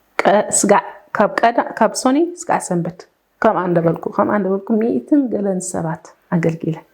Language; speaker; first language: Tigrinya; early bilingual, heritage; Tigrinya